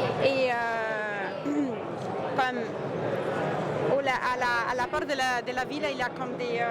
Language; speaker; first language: French; non-native, fluent; Italian